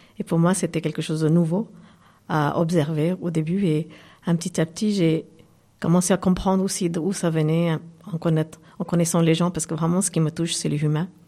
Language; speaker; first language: French; non-native, fluent; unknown